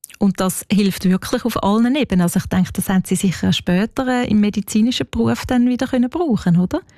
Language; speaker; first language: German; native; German